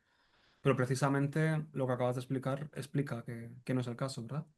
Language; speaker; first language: Spanish; native; Spanish